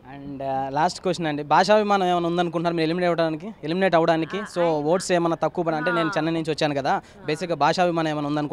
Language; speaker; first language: Telugu; native; Telugu